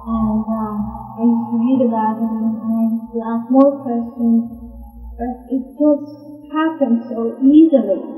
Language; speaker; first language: English; non-native, fluent; Persian